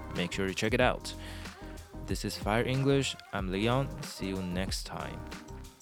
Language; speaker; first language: English; non-native, fluent; Chinese